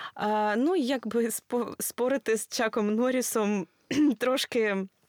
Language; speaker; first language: Ukrainian; non-native, local second language; Russian